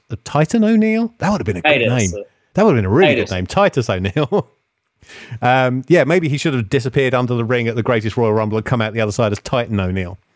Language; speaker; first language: English; native; English